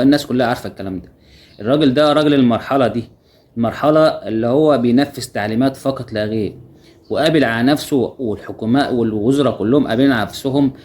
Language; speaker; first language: Arabic; native; Arabic